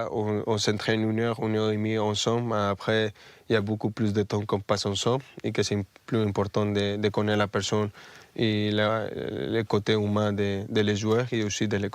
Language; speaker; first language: French; non-native, fluent; Spanish